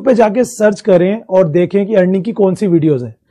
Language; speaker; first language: Hindi; native; Hindi